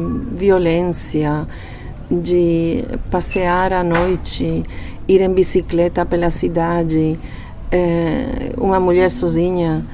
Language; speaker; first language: Portuguese; non-native, fluent; Spanish